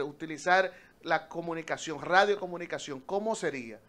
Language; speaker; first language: Spanish; native; Spanish